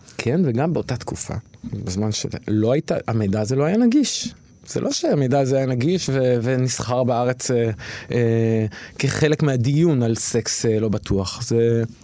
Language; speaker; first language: Hebrew; native; Hebrew